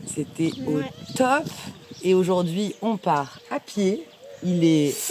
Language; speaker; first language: French; native; French